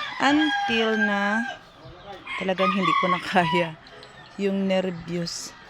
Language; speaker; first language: Filipino; non-native, local second language; Cebuano